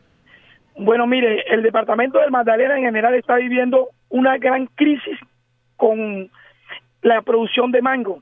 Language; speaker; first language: Spanish; native; Spanish